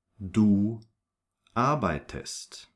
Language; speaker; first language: German; non-native, fluent; English